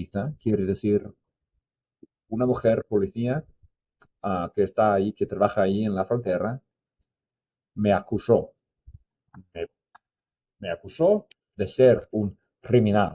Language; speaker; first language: Spanish; non-native, fluent; English